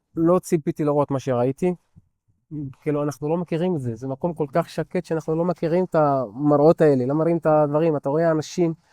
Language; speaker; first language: Hebrew; non-native, local second language; Arabic